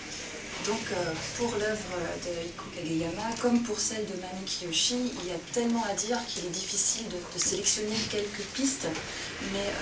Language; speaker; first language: French; native; French